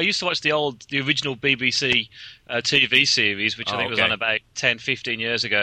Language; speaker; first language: English; native; English